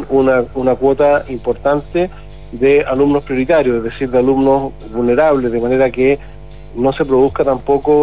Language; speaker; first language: Spanish; native; Spanish